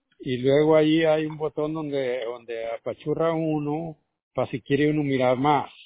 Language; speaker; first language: Spanish; native; Spanish